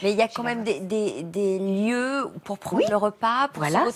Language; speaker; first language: French; native; French